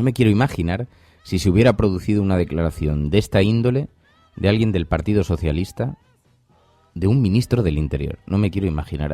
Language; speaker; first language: Spanish; native; Spanish